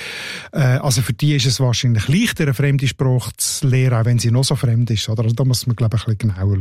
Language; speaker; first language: German; native; German